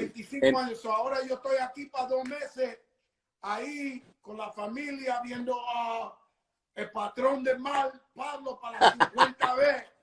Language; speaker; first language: Spanish; early bilingual, heritage; English